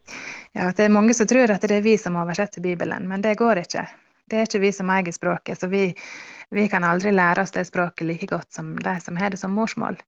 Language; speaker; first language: Norwegian; early bilingual, heritage; Norwegian